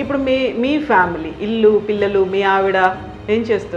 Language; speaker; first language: Telugu; native; Telugu